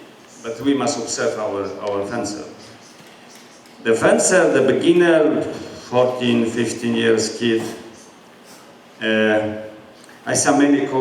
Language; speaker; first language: English; non-native, learner; Polish